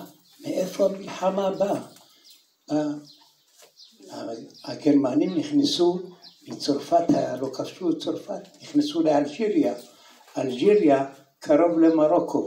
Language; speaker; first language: Hebrew; early bilingual, other home language; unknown